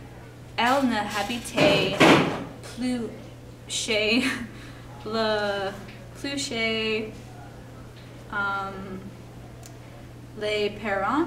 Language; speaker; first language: French; non-native, learner; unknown